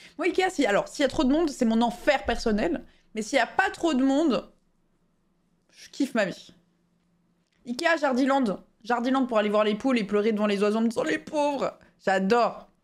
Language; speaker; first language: French; native; French